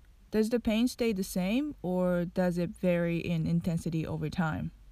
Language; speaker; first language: English; non-native, fluent; Japanese